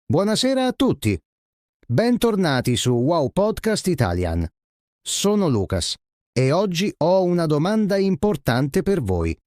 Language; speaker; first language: Italian; non-native, fluent; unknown